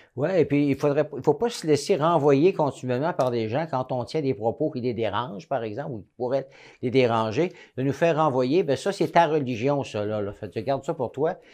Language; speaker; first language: French; native; French